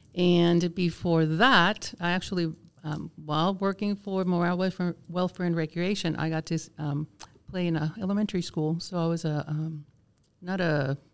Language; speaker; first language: English; non-native, fluent; Spanish